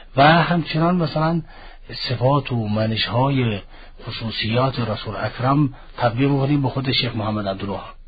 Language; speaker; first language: Persian; non-native, fluent; Arabic